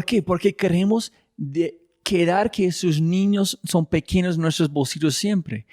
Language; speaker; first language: Spanish; non-native, fluent; English